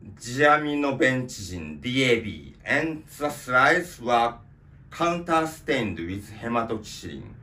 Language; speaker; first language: English; non-native, learner; Japanese